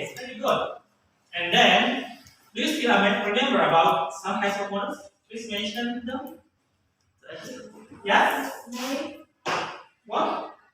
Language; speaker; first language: English; non-native, learner; Indonesian